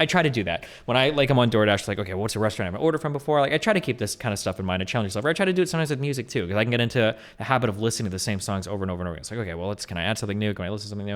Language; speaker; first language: English; native; English